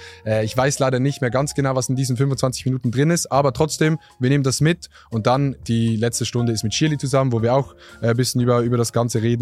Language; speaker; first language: German; native; German